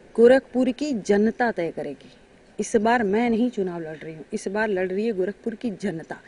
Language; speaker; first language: Hindi; native; Hindi